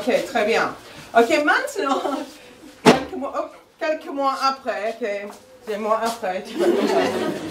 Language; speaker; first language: French; non-native, fluent; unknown